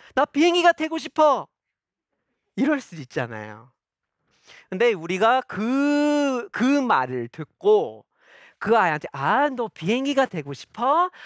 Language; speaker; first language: Korean; non-native, fluent; English